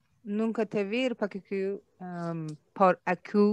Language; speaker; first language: Portuguese; non-native, learner; Turkish